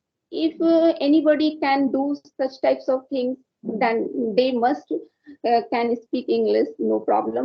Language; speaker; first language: English; non-native, learner; Hindi